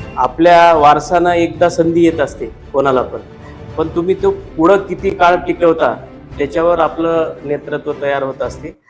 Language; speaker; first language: Marathi; native; Marathi